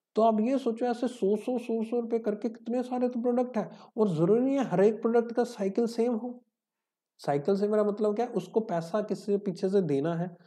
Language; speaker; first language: Hindi; native; Hindi